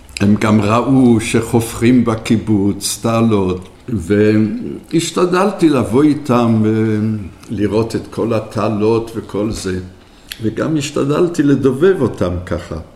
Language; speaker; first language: Hebrew; early bilingual, other home language; French